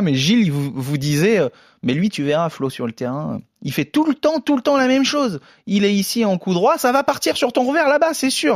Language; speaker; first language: French; native; French